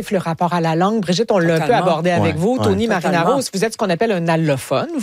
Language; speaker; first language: French; native; French